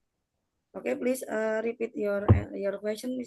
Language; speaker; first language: English; non-native, learner; Indonesian